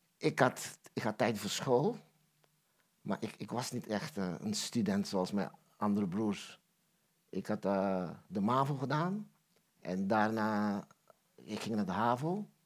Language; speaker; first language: Dutch; non-native, local second language; Papiamento